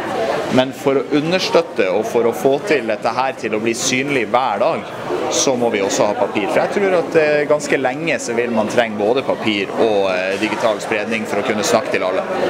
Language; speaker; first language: Norwegian; native; Norwegian